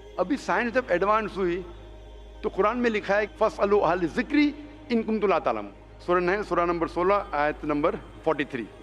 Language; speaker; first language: Hindi; non-native, local second language; Konkani